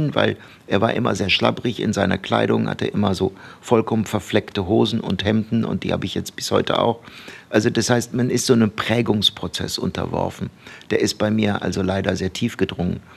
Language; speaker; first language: German; early bilingual, other home language; Turkish